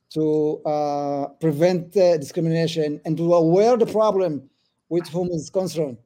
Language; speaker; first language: English; early bilingual, other home language; Amharic